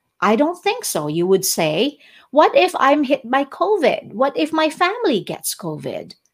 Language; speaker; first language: English; non-native, local second language; Cebuano